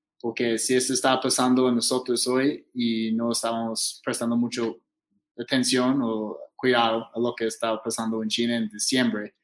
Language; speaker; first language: Spanish; non-native, fluent; English